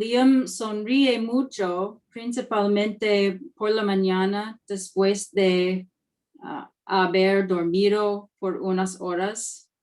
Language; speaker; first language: Spanish; non-native, learner; English